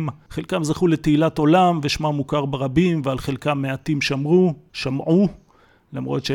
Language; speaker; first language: Hebrew; native; Hebrew